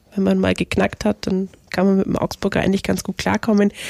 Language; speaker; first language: German; native; German